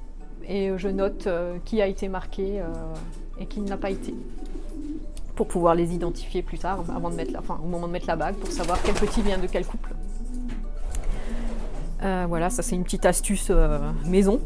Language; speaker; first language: French; native; French